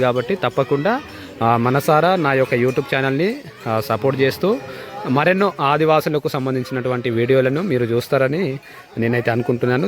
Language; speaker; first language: Telugu; non-native, local second language; Gondi